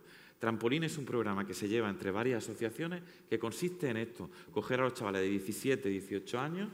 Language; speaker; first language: Spanish; native; Spanish